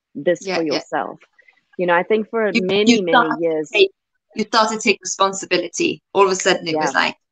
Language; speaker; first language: English; native; English